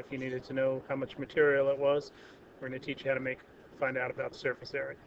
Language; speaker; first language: English; native; English